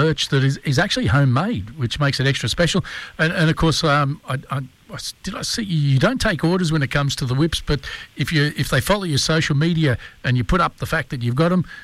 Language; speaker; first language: English; native; English